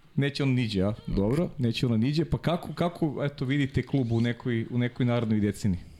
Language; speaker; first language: Serbian; native; Serbian